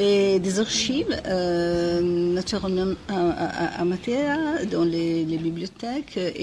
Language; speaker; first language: French; non-native, fluent; Italian